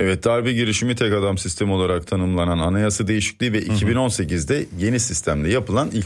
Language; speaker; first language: Turkish; native; Turkish